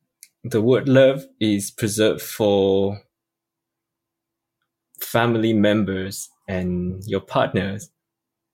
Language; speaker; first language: English; non-native, fluent; Vietnamese